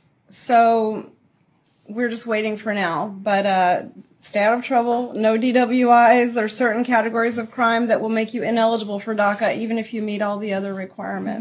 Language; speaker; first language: English; early bilingual, other home language; Spanish